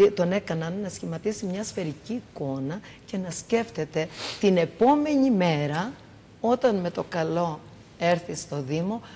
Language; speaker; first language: Greek; native; Greek